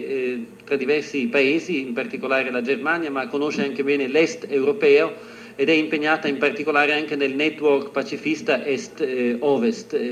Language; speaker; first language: Italian; native; Italian